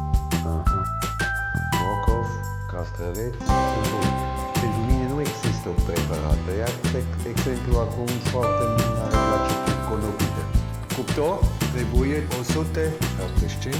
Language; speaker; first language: Romanian; non-native, learner; Swiss German